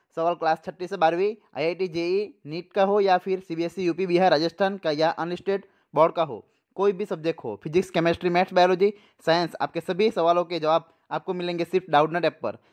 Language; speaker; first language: Hindi; non-native, local second language; Gujarati